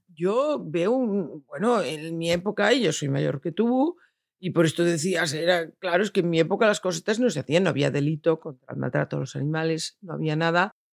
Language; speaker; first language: Spanish; non-native, local second language; Catalan